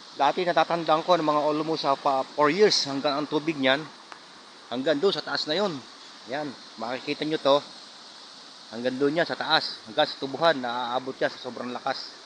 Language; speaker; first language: Filipino; native; Filipino